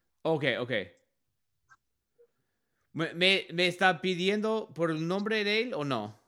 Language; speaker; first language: Spanish; non-native, learner; English